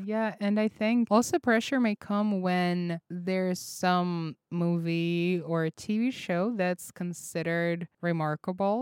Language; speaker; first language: English; non-native, fluent; Russian